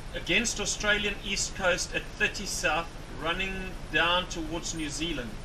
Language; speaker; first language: English; native; English